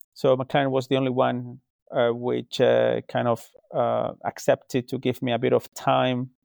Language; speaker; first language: English; non-native, fluent; Spanish